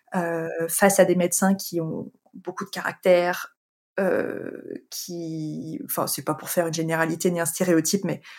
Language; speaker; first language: French; native; French